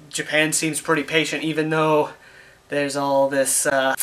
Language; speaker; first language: English; native; English